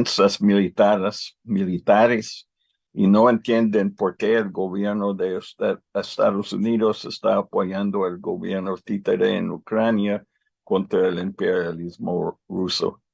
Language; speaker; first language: Spanish; non-native, learner; English